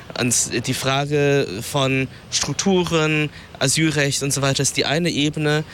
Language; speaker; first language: German; early bilingual, other home language; Vietnamese